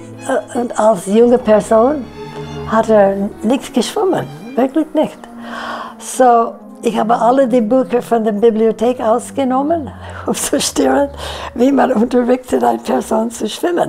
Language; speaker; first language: German; non-native, fluent; English